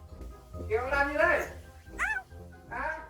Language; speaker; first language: Vietnamese; native; Vietnamese